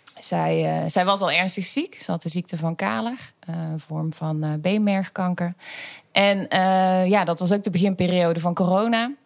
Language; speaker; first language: Dutch; native; Dutch